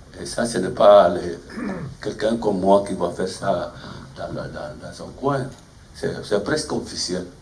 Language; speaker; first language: French; non-native, fluent; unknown